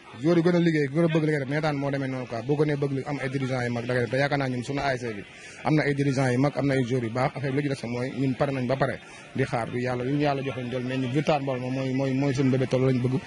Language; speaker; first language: Wolof; native; Wolof